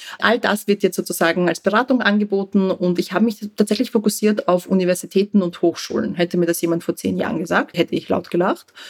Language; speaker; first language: German; early bilingual, other home language; Russian